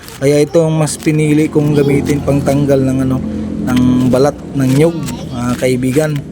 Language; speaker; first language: Filipino; non-native, local second language; Cebuano